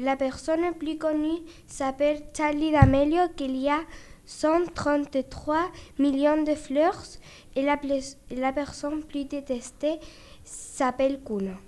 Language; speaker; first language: French; non-native, learner; Spanish